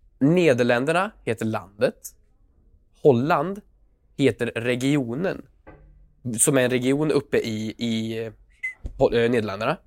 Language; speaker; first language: Swedish; native; Swedish